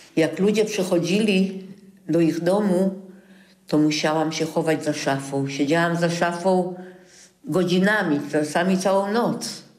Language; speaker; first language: Polish; native; Polish